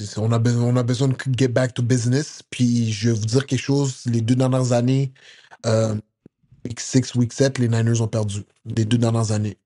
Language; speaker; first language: French; native; French